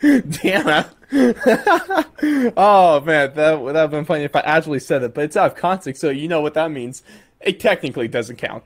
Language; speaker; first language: English; native; English